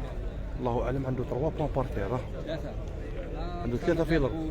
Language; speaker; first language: Arabic; native; Arabic